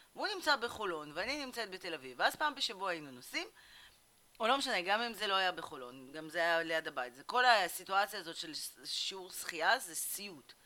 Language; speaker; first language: Hebrew; early bilingual, other home language; Russian